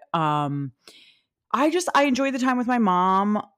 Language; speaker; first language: English; native; English